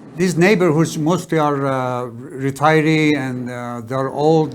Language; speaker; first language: English; non-native, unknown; Persian